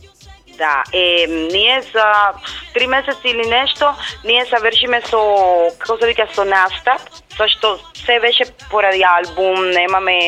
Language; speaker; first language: Macedonian; non-native, learner; Spanish